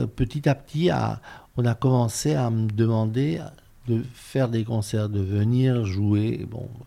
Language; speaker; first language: French; non-native, fluent; Romanian